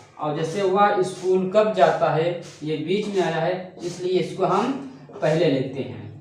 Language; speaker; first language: Hindi; native; Hindi